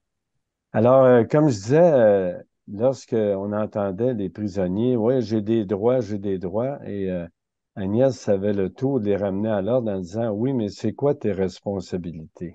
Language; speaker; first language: French; native; French